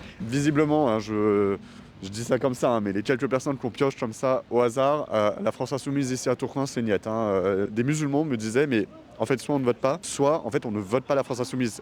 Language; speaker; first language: French; native; French